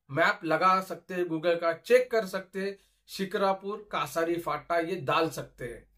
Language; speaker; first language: Hindi; non-native, local second language; Marathi